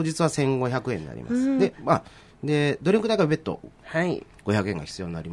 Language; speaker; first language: Japanese; native; Japanese